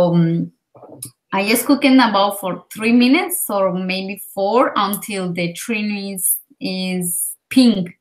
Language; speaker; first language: English; non-native, learner; Spanish